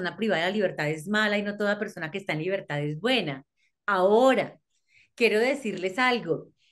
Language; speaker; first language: Spanish; native; Spanish